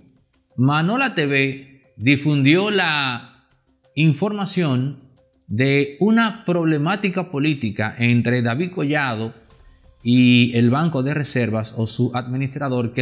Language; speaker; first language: Spanish; native; Spanish